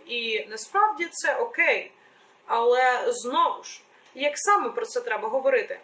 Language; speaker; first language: Ukrainian; non-native, local second language; Russian